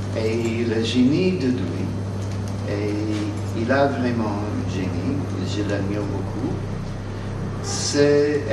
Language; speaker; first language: French; non-native, fluent; English